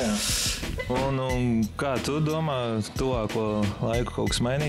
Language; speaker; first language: Latvian; native; Latvian